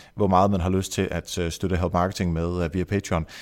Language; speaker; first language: Danish; native; Danish